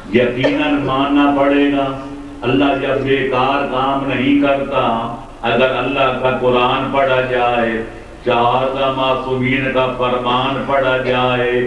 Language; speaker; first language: Urdu; non-native, local second language; Punjabi